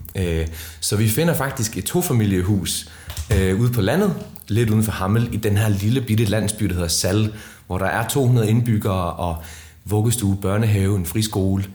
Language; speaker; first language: Danish; early bilingual, other home language; Icelandic